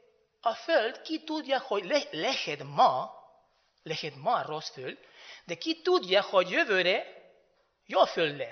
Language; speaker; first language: Hungarian; non-native, fluent; Spanish